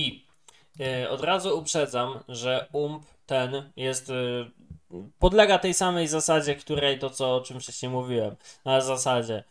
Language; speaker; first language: Polish; native; Polish